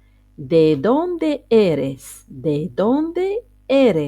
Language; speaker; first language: Spanish; non-native, fluent; Arabic